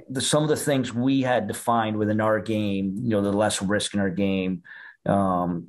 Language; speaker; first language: English; native; English